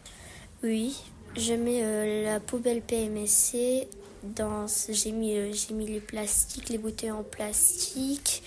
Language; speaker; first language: French; early bilingual, other home language; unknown